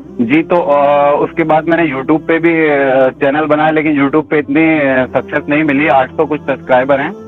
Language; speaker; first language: Urdu; native; Urdu